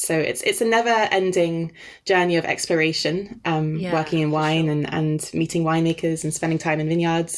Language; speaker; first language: English; non-native, fluent; Danish